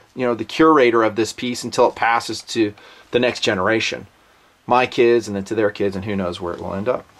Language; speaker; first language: English; native; English